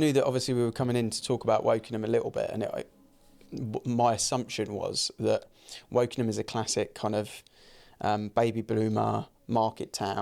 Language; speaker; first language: English; native; English